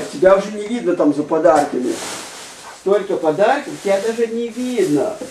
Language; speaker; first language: Russian; native; Russian